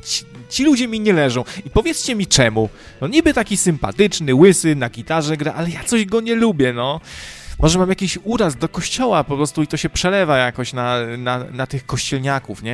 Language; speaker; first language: Polish; native; Polish